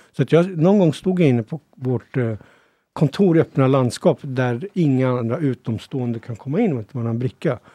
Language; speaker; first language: Swedish; early bilingual, other home language; Punjabi